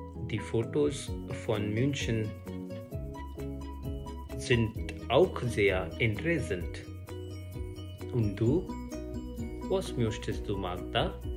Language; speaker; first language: German; non-native, learner; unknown